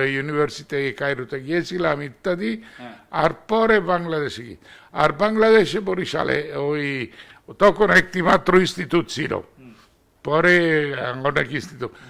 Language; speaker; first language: Bangla; non-native, fluent; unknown